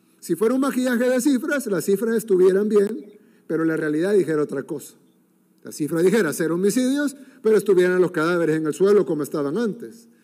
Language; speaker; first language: Spanish; native; Spanish